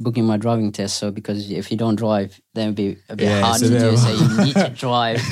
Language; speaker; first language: English; non-native, fluent; Pashto